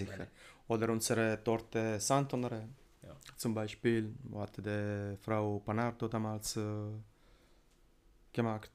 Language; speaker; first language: German; non-native, learner; Italian